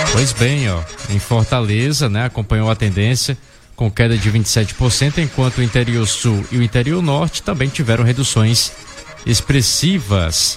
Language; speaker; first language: Portuguese; native; Portuguese